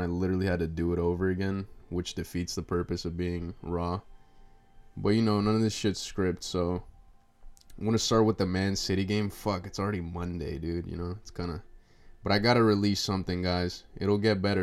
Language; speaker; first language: English; early bilingual, other home language; Spanish